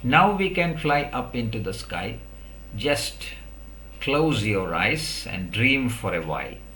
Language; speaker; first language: English; non-native, local second language; Malayalam